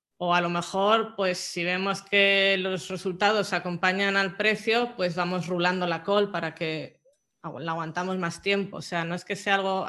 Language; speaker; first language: Spanish; native; Spanish